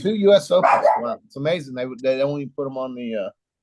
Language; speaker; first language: English; native; English